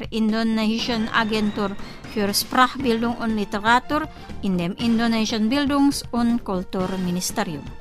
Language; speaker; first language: German; non-native, fluent; Indonesian